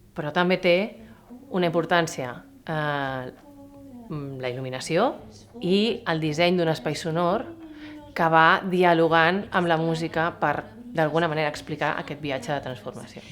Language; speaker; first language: Catalan; native; Catalan